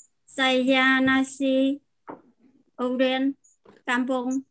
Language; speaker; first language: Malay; non-native, learner; Vietnamese